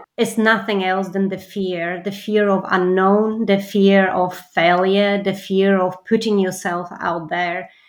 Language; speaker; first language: English; non-native, fluent; Polish